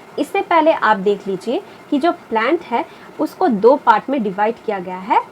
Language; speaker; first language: Hindi; non-native, local second language; Bangla